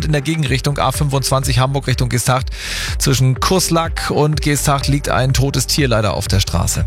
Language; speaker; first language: German; native; German